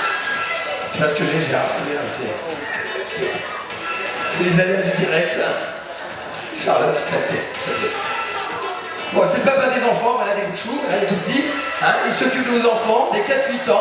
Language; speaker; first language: French; native; French